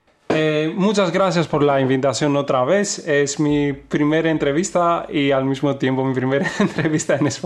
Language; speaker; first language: Spanish; non-native, fluent; Greek